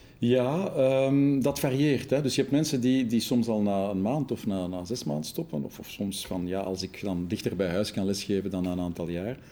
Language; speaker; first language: Dutch; native; Dutch